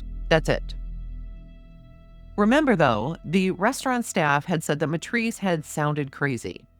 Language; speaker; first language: English; native; English